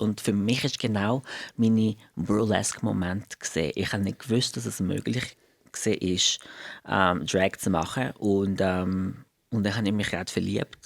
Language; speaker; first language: German; non-native, fluent; Portuguese